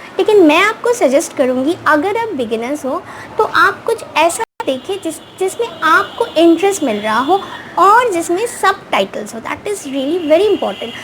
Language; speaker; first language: Hindi; non-native, local second language; Bangla